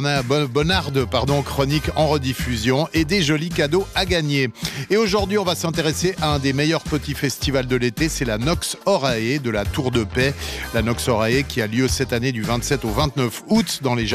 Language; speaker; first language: French; native; French